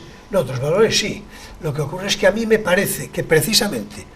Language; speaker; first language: Spanish; native; Spanish